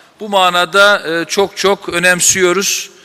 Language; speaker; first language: Turkish; native; Turkish